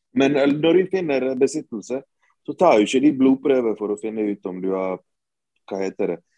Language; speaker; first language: Norwegian; early bilingual, other home language; Bosnian